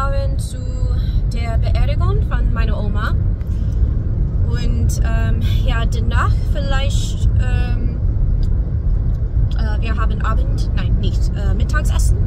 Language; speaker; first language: German; non-native, learner; English